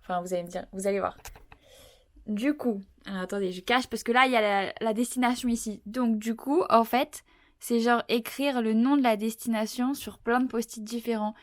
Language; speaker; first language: French; native; French